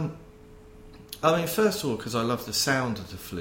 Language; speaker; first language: English; native; English